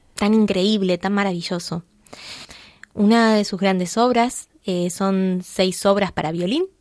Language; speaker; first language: Spanish; native; Spanish